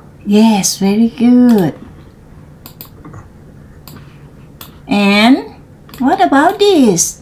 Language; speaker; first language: English; non-native, learner; Thai